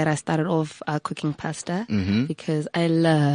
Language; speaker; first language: English; non-native, local second language; Tswana